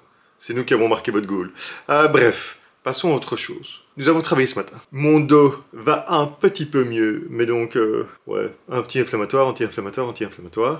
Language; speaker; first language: French; native; French